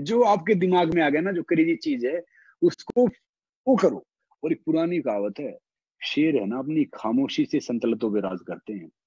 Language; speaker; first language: Hindi; native; Hindi